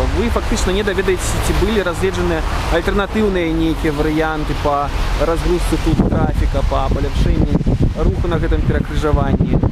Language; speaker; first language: Belarusian; non-native, local second language; Russian